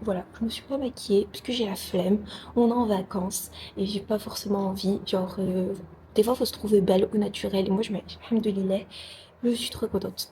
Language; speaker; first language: French; non-native, local second language; Arabic